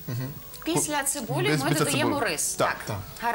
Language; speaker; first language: Ukrainian; native; Ukrainian